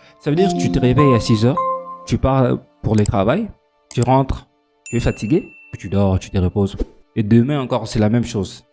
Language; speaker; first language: French; non-native, local second language; Lingala